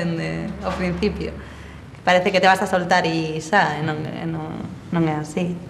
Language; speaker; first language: Galician; non-native, local second language; Spanish